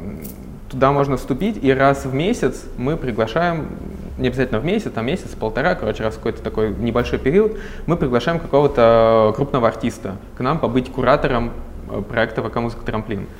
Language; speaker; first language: Russian; native; Russian